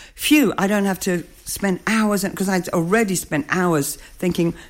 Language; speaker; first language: English; native; English